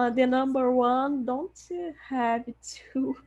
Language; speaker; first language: English; non-native, learner; Portuguese